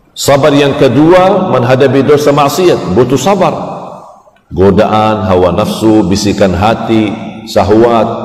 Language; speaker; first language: Malay; non-native, fluent; Arabic